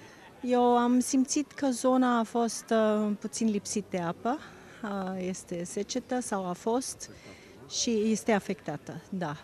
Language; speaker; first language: Romanian; non-native, fluent; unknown